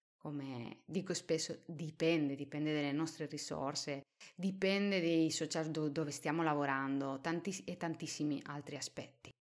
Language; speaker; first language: Italian; non-native, fluent; Spanish